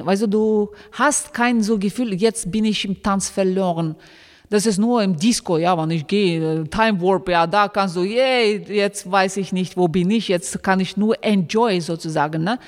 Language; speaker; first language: German; non-native, fluent; Russian